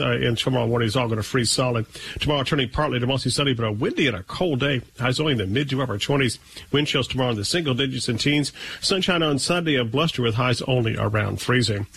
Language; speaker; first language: English; native; English